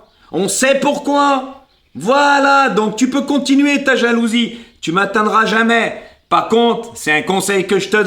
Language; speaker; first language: French; native; French